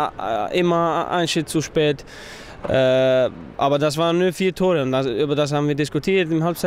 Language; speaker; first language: German; non-native, fluent; Icelandic